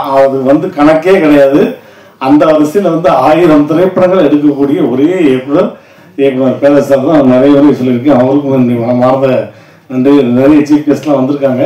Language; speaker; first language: Tamil; native; Tamil